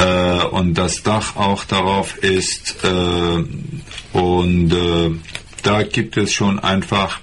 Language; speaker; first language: German; non-native, fluent; Persian